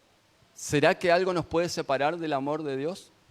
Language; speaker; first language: Spanish; native; Spanish